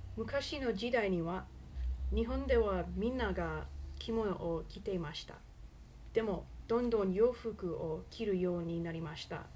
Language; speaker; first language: Japanese; non-native, learner; English